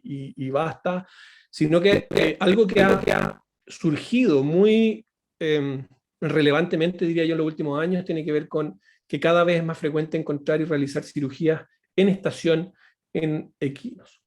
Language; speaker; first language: Spanish; native; Spanish